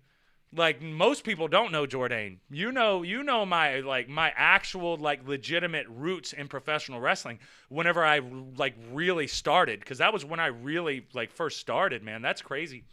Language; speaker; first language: English; native; English